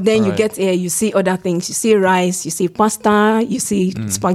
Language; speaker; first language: English; non-native, local second language; Yoruba